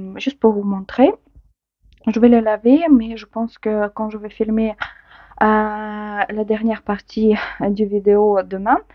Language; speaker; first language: French; non-native, fluent; Ukrainian